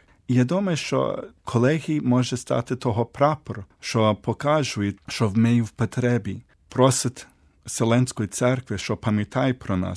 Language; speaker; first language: Ukrainian; early bilingual, heritage; Ukrainian